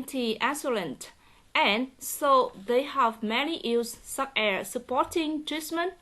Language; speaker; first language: English; non-native, learner; Vietnamese